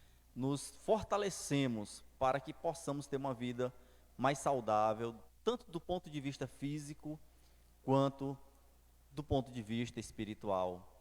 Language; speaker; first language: Portuguese; native; Portuguese